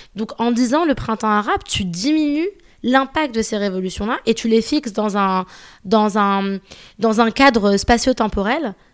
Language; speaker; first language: French; early bilingual, other home language; Arabic